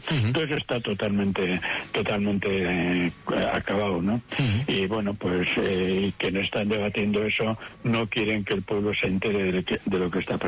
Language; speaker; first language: Spanish; native; Spanish